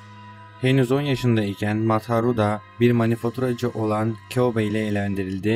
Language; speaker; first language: Turkish; native; Turkish